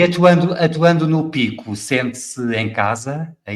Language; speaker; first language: Portuguese; native; Portuguese